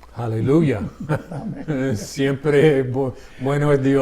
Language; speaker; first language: Spanish; non-native, learner; English